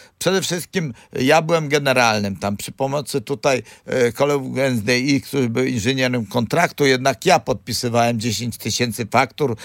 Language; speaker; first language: Polish; native; Polish